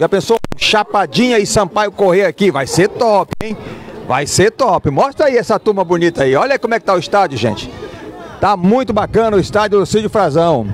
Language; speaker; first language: Portuguese; native; Portuguese